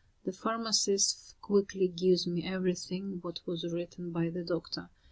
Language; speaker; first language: English; non-native, fluent; Ukrainian